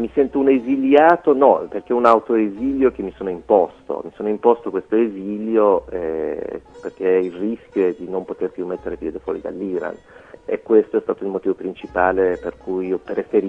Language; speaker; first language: Italian; non-native, fluent; Persian